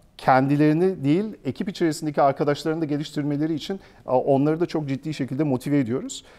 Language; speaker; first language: Turkish; early bilingual, heritage; Turkish